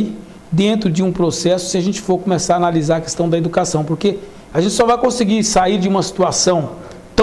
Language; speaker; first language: Portuguese; native; Portuguese